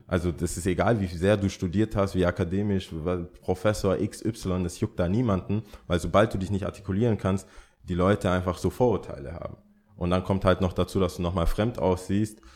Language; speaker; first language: German; early bilingual, other home language; English